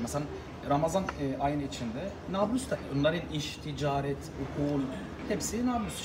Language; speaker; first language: Turkish; non-native, learner; Arabic